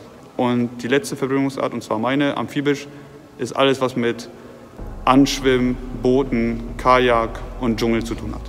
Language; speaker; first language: German; native; German